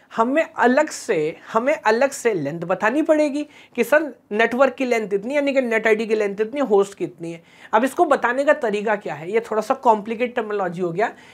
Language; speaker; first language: Hindi; native; Hindi